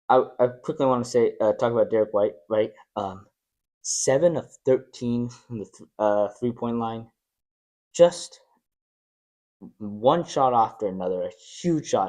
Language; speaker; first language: English; native; English